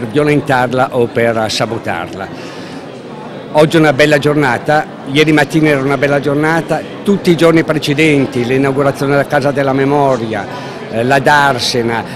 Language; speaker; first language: Italian; native; Italian